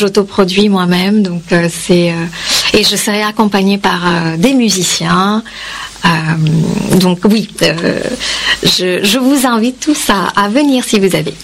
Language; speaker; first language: French; non-native, fluent; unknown